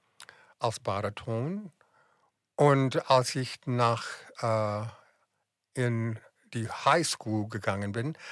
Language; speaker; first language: German; non-native, fluent; English